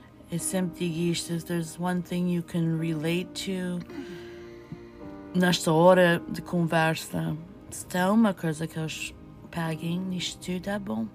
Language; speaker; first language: Portuguese; early bilingual, heritage; Portuguese